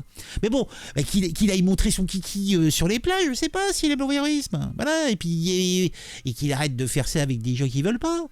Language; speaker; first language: French; native; French